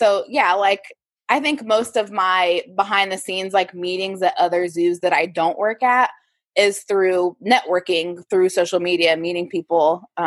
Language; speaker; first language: English; native; English